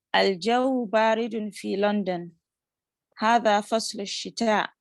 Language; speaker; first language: Arabic; non-native, learner; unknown